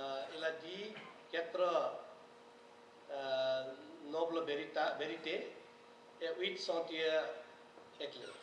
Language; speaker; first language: French; non-native, learner; Nepali